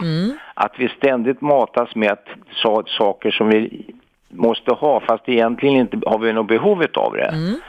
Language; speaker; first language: Swedish; native; Swedish